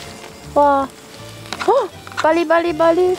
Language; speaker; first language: Korean; non-native, learner; German